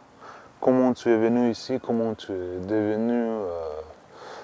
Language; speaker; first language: French; non-native, learner; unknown